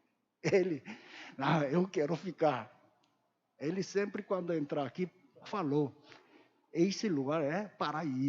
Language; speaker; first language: Portuguese; non-native, learner; Korean